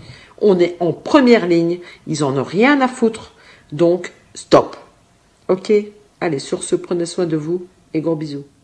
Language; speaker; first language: French; native; French